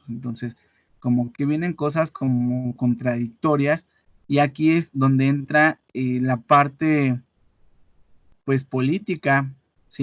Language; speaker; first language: Spanish; native; Spanish